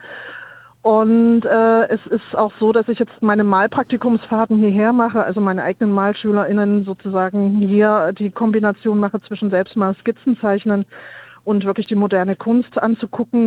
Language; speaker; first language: German; native; German